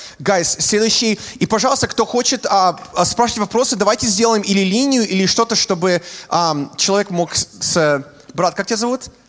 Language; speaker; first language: Russian; early bilingual, heritage; Russian